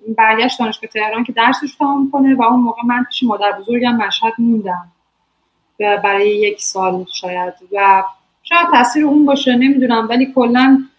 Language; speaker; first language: Persian; native; Persian